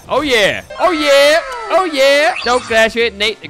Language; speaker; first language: English; native; English